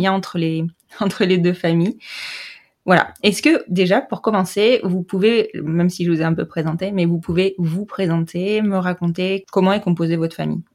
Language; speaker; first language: French; native; French